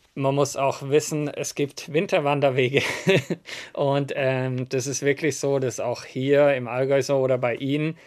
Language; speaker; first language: German; native; German